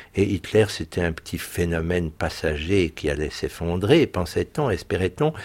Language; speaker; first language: French; early bilingual, other home language; German